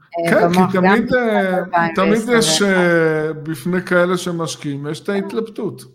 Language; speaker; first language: Hebrew; native; Hebrew